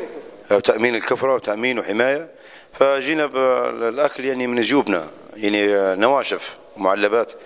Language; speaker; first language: Arabic; native; Arabic